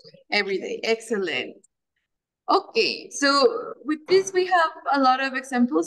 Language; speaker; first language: English; non-native, fluent; Spanish